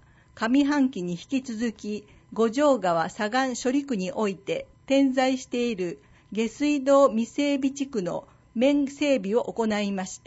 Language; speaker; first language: Japanese; native; Japanese